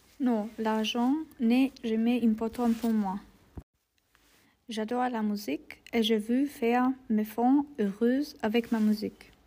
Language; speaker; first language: French; non-native, learner; German